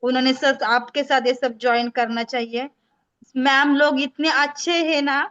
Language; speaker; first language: Hindi; non-native, local second language; Marathi